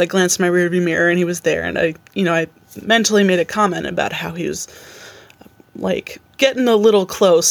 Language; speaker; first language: English; native; English